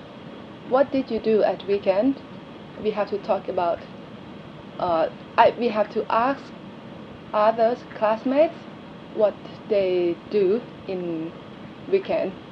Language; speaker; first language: English; non-native, learner; Thai